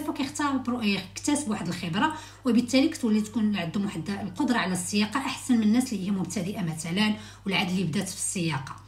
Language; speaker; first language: Arabic; native; Arabic